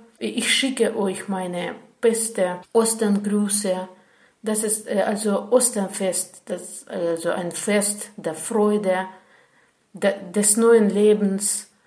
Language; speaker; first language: German; non-native, fluent; Russian